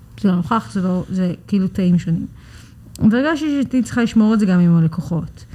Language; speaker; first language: Hebrew; early bilingual, other home language; English